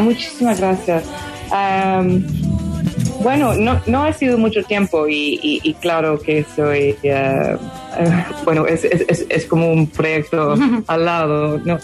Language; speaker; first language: Spanish; non-native, fluent; English